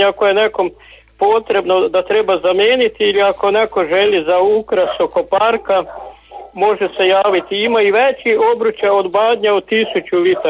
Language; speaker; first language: Croatian; native; Croatian